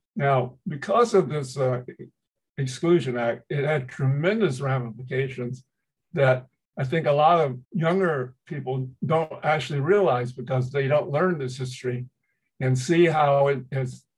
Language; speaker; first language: English; early bilingual, other home language; Chinese